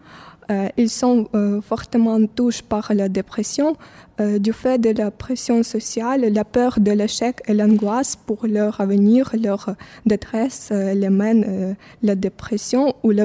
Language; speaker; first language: French; non-native, fluent; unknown